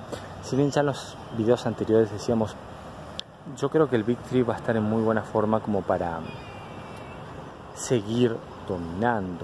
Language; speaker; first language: Spanish; native; Spanish